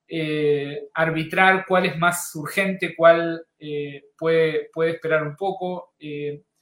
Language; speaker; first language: Spanish; native; Spanish